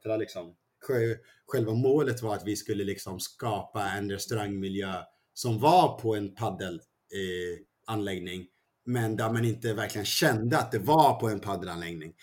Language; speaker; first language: Swedish; early bilingual, other home language; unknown